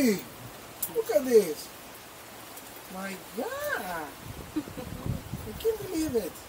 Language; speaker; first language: English; non-native, fluent; Spanish